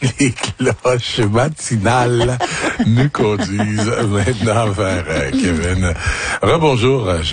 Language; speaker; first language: French; native; French